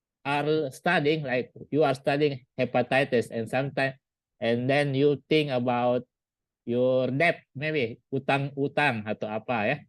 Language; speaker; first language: English; non-native, learner; Indonesian